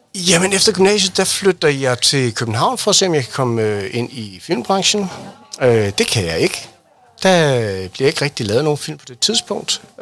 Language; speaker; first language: Danish; native; Danish